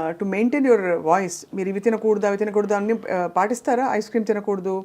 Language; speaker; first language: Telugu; native; Telugu